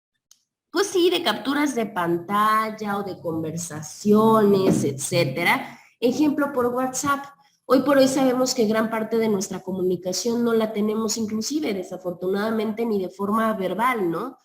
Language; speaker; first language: Spanish; native; Spanish